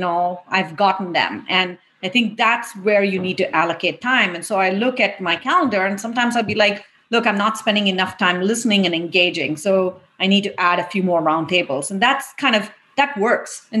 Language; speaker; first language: English; non-native, local second language; Tamil